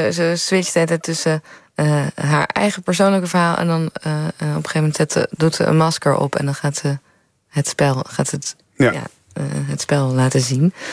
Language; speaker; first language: Dutch; native; Dutch